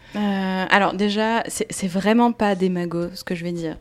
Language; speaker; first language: French; native; French